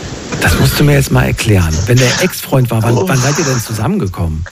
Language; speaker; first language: German; native; German